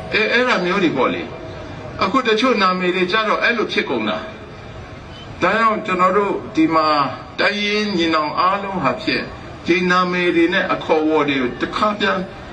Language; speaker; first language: Burmese; non-native, local second language; Kachin